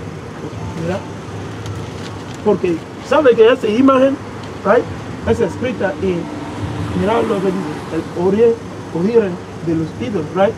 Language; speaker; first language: Spanish; non-native, learner; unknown